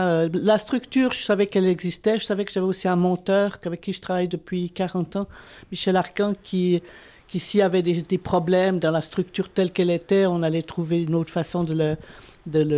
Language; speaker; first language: French; native; French